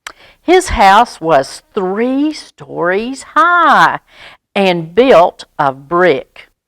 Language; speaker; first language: English; native; English